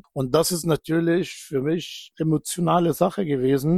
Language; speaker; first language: German; non-native, fluent; Turkish